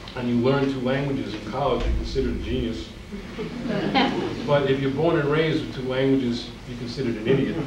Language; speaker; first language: English; native; English